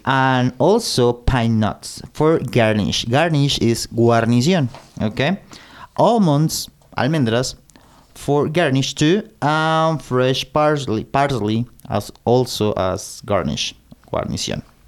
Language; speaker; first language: English; non-native, fluent; Spanish